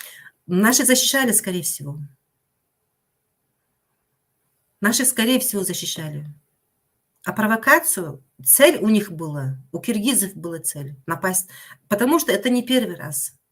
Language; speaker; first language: Russian; non-native, local second language; Tajik